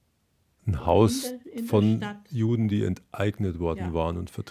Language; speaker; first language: German; native; German